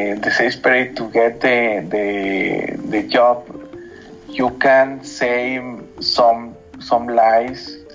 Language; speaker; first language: English; non-native, learner; Spanish